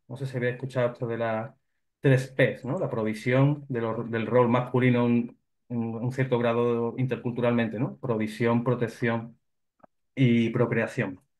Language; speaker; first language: Spanish; native; Spanish